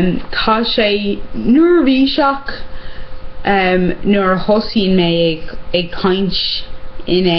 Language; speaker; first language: Irish; non-native, learner; English